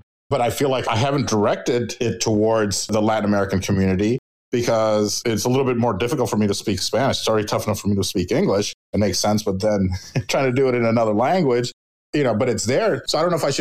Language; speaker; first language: English; native; English